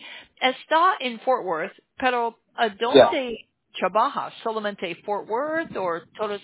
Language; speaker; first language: Spanish; non-native, learner; English